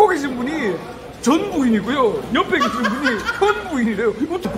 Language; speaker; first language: Korean; native; Korean